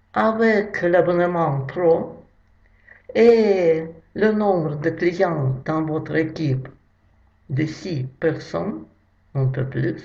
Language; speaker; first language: French; non-native, fluent; Russian